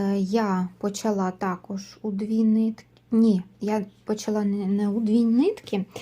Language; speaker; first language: Ukrainian; native; Ukrainian